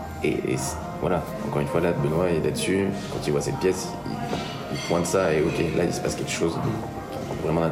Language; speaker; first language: French; native; French